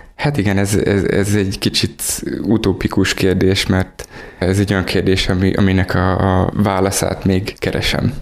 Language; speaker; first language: Hungarian; early bilingual, heritage; Hungarian